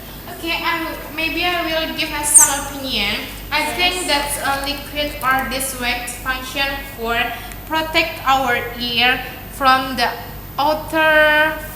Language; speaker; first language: English; non-native, learner; Indonesian